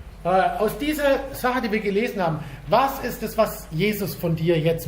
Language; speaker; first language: German; native; German